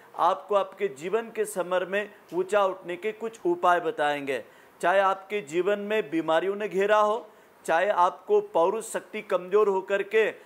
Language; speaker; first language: Hindi; native; Hindi